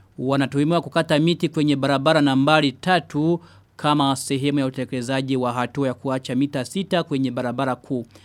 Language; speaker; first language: Swahili; non-native, local second language; Rundi